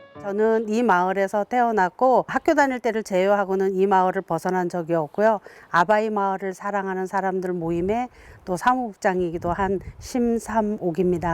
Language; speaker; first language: Korean; native; Korean